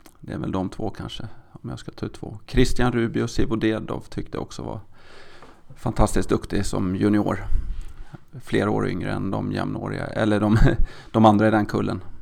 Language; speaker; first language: Swedish; native; Swedish